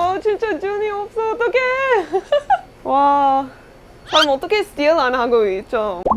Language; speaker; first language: Korean; non-native, learner; English